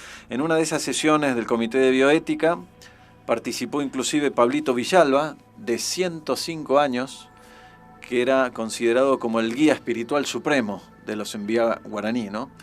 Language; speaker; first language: Spanish; native; Spanish